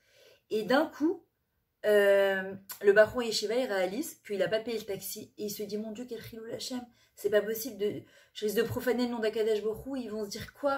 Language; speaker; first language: French; native; French